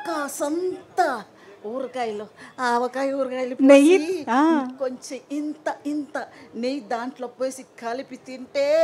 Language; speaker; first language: Telugu; non-native, learner; Tamil